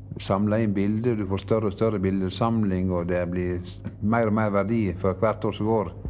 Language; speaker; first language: Norwegian; native; Norwegian